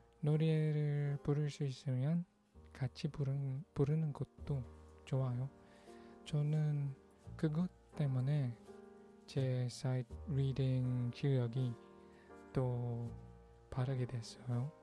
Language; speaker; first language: Korean; non-native, learner; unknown